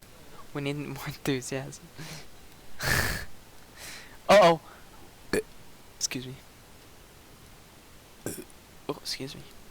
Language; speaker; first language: English; native; English